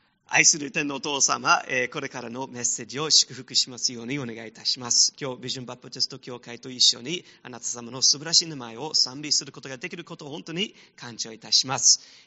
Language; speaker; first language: Japanese; non-native, fluent; English